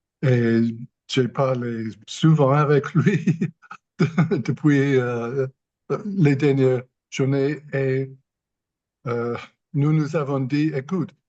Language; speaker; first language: French; non-native, fluent; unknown